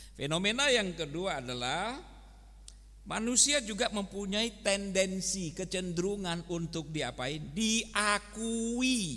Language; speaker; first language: Indonesian; native; Indonesian